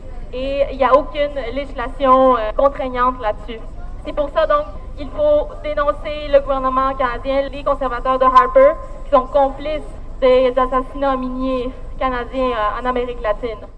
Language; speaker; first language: French; native; French